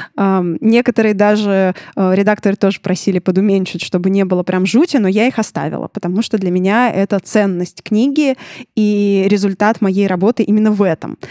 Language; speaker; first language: Russian; native; Russian